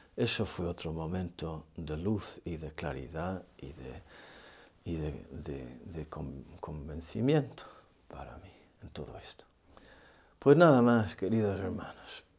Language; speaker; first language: Spanish; non-native, fluent; English